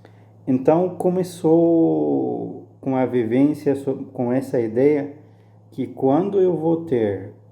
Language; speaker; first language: Portuguese; non-native, fluent; Arabic